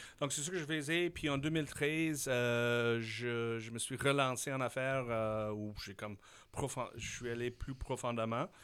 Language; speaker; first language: French; non-native, fluent; English